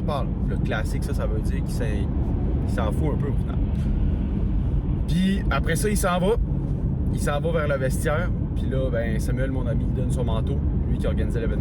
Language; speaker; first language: French; native; French